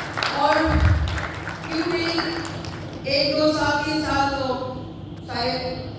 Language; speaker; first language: Hindi; non-native, local second language; Manipuri